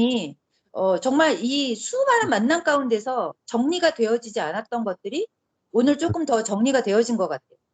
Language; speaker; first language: Korean; native; Korean